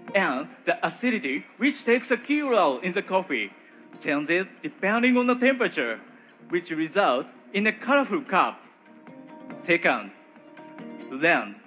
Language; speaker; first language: English; non-native, learner; Japanese